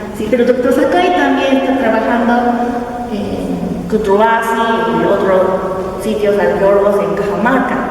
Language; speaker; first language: Spanish; non-native, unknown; Japanese